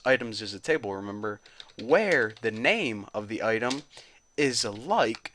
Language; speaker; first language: English; native; English